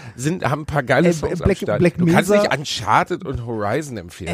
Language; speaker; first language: German; native; German